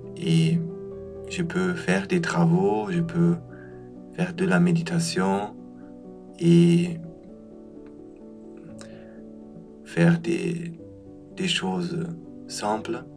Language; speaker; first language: French; non-native, fluent; German